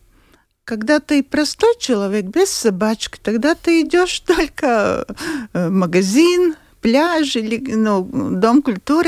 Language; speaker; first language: Russian; non-native, local second language; Latvian